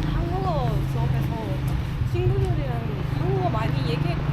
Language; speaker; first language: Korean; non-native, learner; Persian